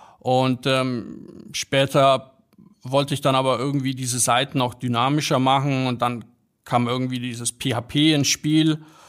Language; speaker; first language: German; early bilingual, other home language; Polish